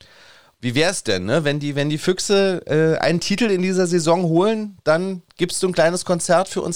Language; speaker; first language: German; native; German